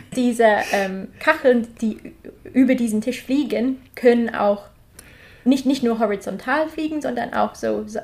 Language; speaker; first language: German; non-native, fluent; English